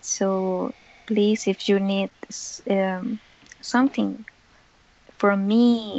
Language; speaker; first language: English; non-native, learner; Spanish